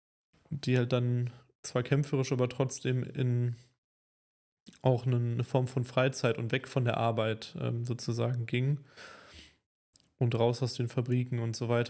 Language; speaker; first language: German; native; German